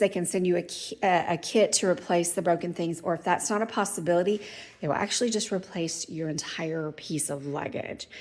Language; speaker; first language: English; native; English